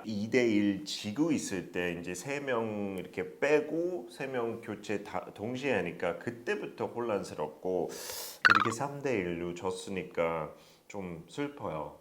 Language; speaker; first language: Korean; non-native, fluent; English